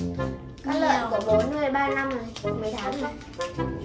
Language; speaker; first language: Vietnamese; native; Vietnamese